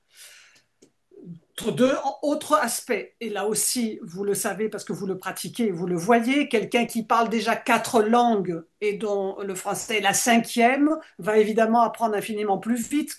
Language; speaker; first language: French; native; French